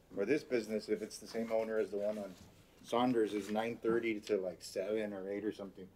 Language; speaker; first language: English; early bilingual, other home language; Spanish